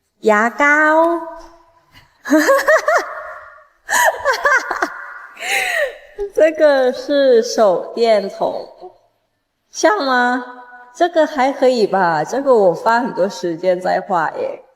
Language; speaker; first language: Chinese; non-native, fluent; Thai